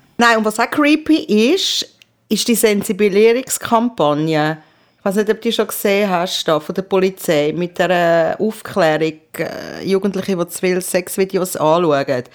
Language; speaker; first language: German; early bilingual, other home language; Persian